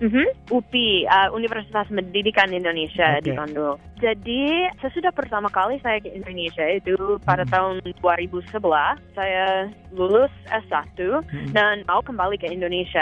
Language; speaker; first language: Indonesian; non-native, fluent; English